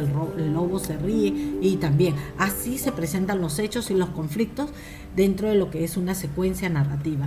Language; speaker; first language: Spanish; native; Spanish